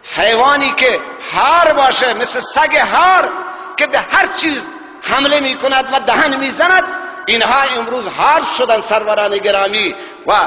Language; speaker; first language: Persian; non-native, local second language; Baluchi